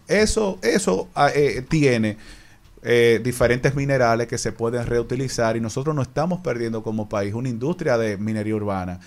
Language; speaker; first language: Spanish; native; Spanish